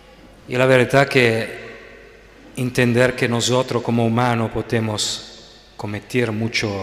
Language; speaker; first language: Spanish; non-native, fluent; Italian